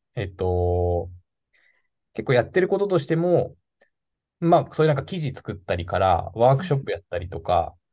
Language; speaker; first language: Japanese; native; Japanese